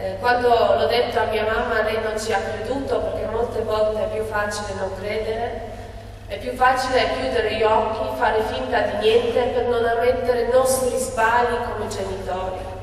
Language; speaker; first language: Italian; non-native, fluent; Polish